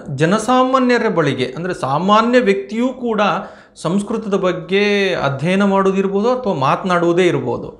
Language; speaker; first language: Kannada; native; Kannada